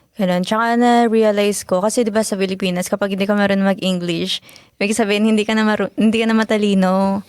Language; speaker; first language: Filipino; native; Filipino